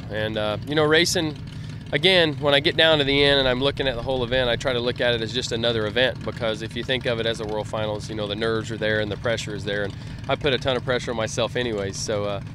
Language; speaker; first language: English; native; English